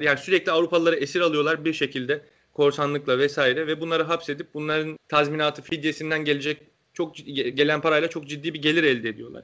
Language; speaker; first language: Turkish; native; Turkish